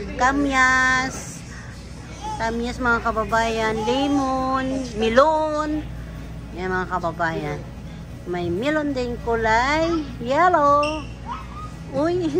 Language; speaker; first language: Filipino; non-native, local second language; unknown